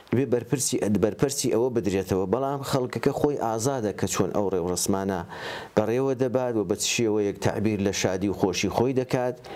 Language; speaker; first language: Central Kurdish; native; Central Kurdish